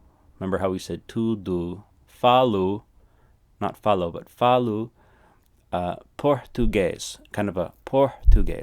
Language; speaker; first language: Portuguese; non-native, fluent; English